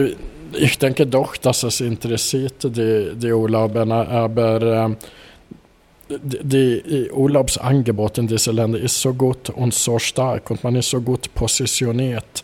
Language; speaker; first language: German; non-native, fluent; Swedish